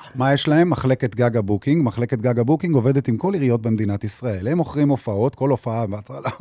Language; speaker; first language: Hebrew; early bilingual, other home language; Arabic